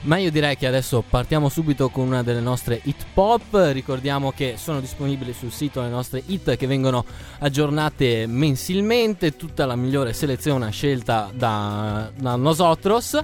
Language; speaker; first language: Italian; native; Italian